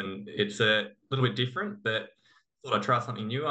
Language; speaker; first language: English; native; English